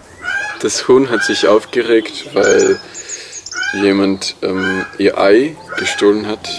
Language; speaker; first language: German; non-native, fluent; Serbian